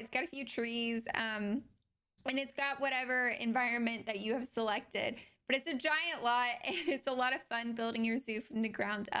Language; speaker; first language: English; native; English